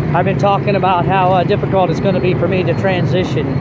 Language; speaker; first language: English; native; English